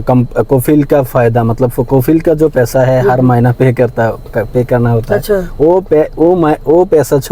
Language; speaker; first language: Hindi; non-native, fluent; Bangla